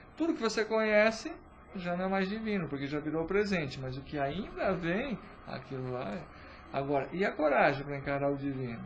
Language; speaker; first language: Portuguese; native; Portuguese